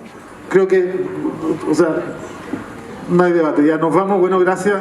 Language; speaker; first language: Spanish; native; Spanish